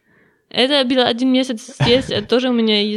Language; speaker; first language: Russian; non-native, learner; French